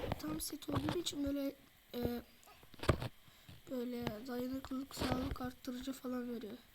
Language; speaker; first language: Turkish; native; Turkish